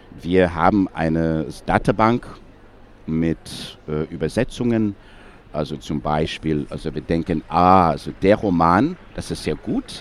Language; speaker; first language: German; non-native, fluent; English